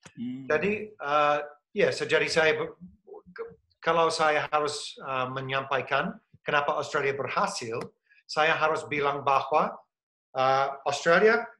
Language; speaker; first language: Indonesian; non-native, fluent; English